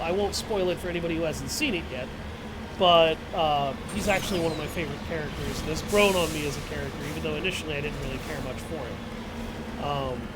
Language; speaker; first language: English; native; English